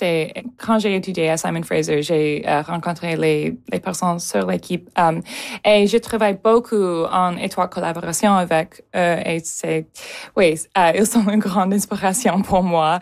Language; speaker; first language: French; non-native, local second language; English